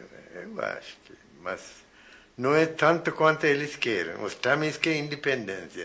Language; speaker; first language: Portuguese; non-native, fluent; Sinhala